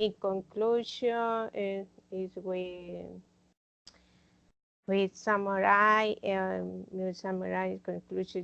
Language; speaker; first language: English; non-native, learner; Spanish